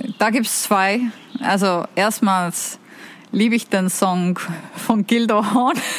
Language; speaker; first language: German; non-native, fluent; Estonian